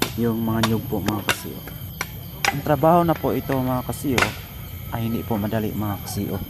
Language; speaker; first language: Filipino; non-native, local second language; Cebuano